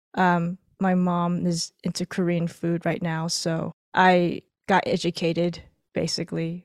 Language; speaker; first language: English; early bilingual, other home language; Filipino